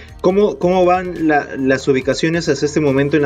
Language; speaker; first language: Spanish; native; Spanish